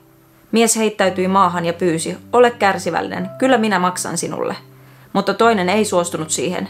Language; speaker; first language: Finnish; native; Finnish